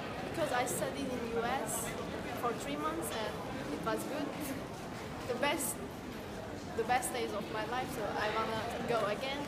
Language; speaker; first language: English; non-native, fluent; Turkish